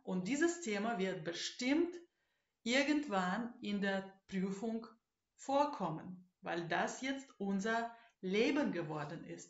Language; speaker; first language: German; non-native, fluent; Russian